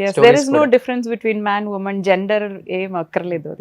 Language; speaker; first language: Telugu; non-native, learner; Malayalam